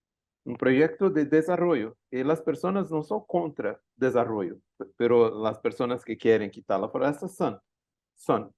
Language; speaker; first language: Spanish; non-native, learner; Portuguese